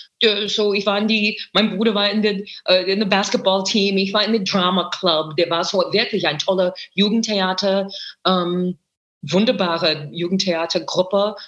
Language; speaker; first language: German; non-native, fluent; English